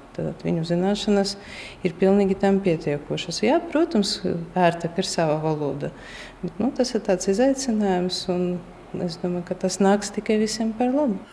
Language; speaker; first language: Latvian; non-native, local second language; Russian